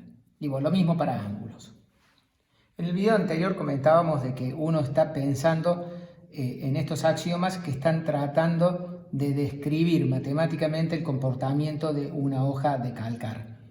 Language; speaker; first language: Spanish; native; Spanish